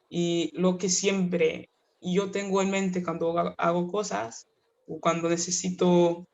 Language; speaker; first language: Spanish; non-native, fluent; Kinyarwanda